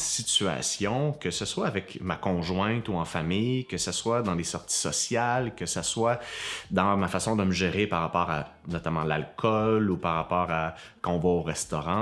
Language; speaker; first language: French; native; French